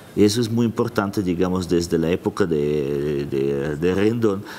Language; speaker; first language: Spanish; non-native, fluent; Russian